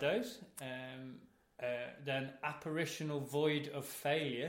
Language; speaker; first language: English; native; English